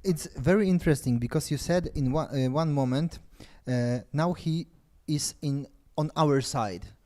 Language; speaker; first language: English; non-native, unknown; Polish